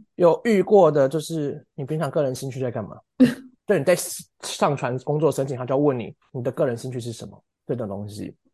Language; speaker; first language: Chinese; native; Chinese